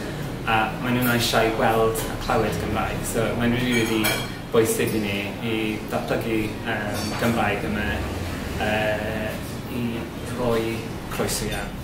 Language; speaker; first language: Welsh; non-native, learner; English